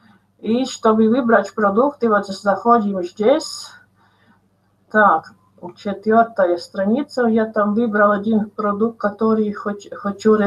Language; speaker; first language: Russian; non-native, local second language; Latvian